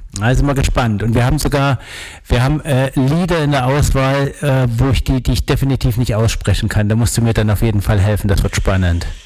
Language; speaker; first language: German; native; German